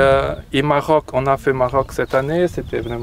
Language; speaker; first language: French; non-native, learner; Portuguese